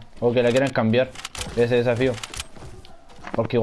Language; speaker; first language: Spanish; native; Spanish